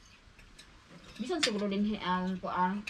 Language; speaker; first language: Swedish; non-native, learner; Cebuano